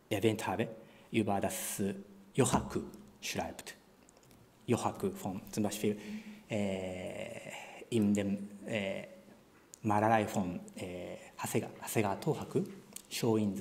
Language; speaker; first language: German; non-native, fluent; Japanese